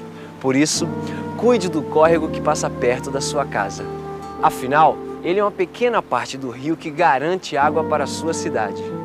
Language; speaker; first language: Portuguese; native; Portuguese